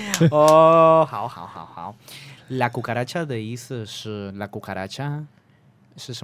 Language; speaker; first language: Chinese; non-native, fluent; Spanish